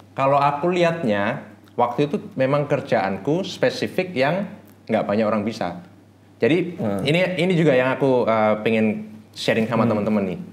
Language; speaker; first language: Indonesian; native; Indonesian